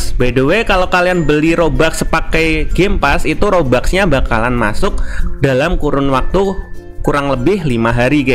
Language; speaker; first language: Indonesian; native; Indonesian